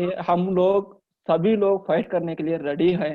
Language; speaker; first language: Hindi; non-native, local second language; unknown